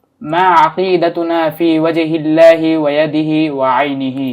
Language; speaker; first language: Arabic; non-native, learner; Bangla